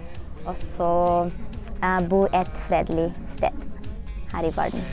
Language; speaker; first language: Norwegian; non-native, learner; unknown